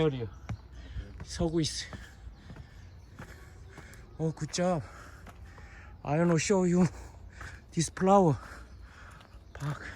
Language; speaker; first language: English; non-native, learner; Korean